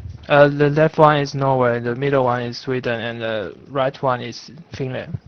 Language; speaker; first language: English; non-native, learner; Chinese